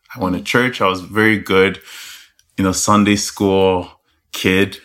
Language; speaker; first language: English; non-native, local second language; Yoruba